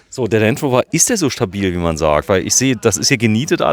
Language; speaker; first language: German; native; German